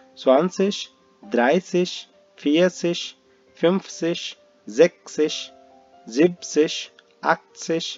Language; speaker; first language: German; non-native, fluent; Hindi